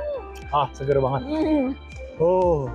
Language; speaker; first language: Indonesian; non-native, fluent; Korean